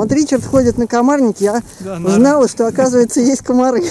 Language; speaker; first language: Russian; native; Russian